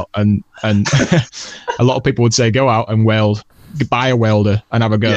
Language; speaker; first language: English; native; English